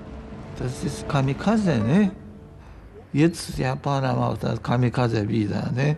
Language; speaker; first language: German; non-native, learner; Japanese